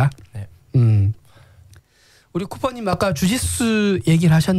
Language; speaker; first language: Korean; native; Korean